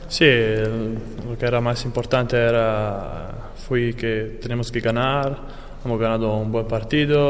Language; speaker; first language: Spanish; non-native, learner; Italian